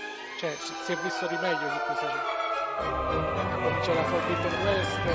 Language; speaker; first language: Italian; native; Italian